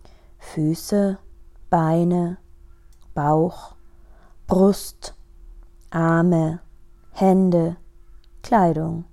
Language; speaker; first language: German; native; German